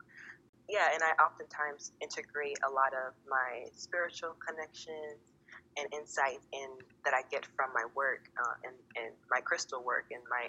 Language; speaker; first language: English; native; English